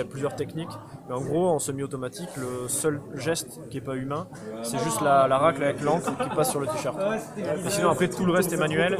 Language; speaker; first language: French; native; French